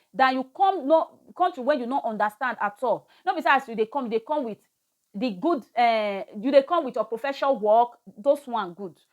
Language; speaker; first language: Nigerian Pidgin; native; Nigerian Pidgin